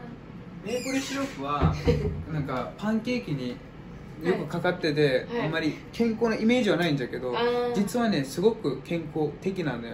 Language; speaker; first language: Japanese; non-native, fluent; English